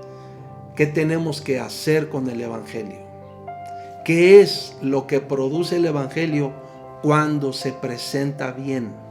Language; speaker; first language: Spanish; native; Spanish